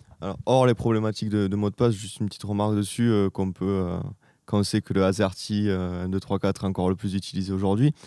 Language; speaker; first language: French; native; French